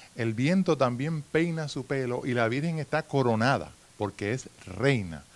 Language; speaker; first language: Spanish; native; Spanish